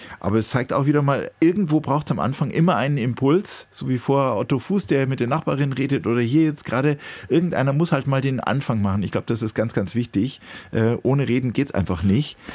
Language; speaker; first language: German; native; German